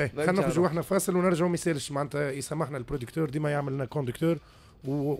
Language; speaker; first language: Arabic; native; Arabic